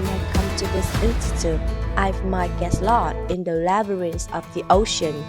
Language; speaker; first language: English; non-native, learner; Vietnamese